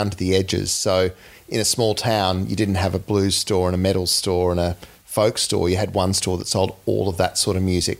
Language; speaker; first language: English; native; English